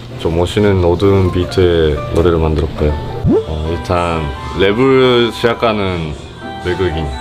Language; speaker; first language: Korean; non-native, fluent; Japanese